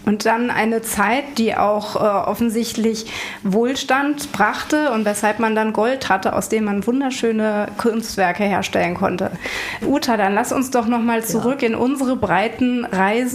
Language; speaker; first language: German; native; German